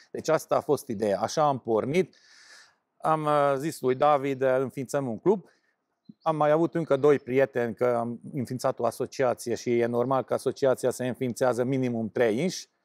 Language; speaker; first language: Romanian; non-native, local second language; Hungarian